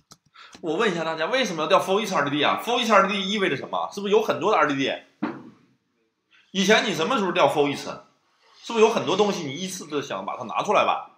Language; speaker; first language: Chinese; native; Chinese